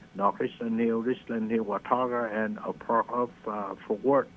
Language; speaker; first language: English; non-native, learner; Vietnamese